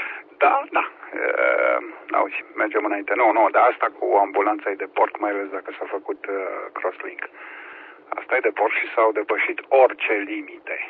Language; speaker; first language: Romanian; native; Romanian